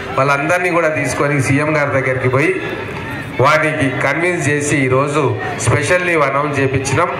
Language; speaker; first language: Telugu; non-native, local second language; Lambadi